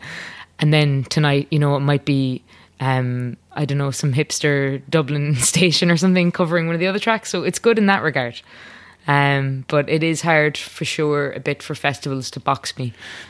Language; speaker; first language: English; native; English